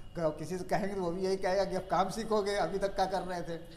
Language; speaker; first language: Hindi; native; Hindi